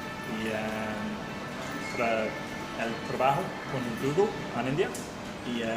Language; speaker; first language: Spanish; non-native, learner; English